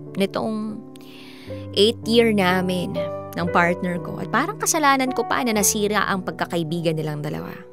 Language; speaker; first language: Filipino; native; Filipino